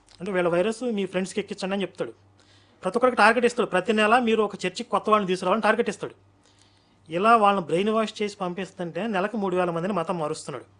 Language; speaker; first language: Telugu; native; Telugu